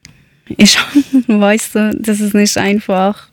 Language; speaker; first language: German; non-native, learner; Persian